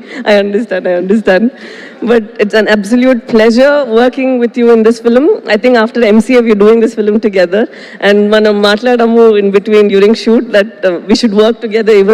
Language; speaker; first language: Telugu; non-native, local second language; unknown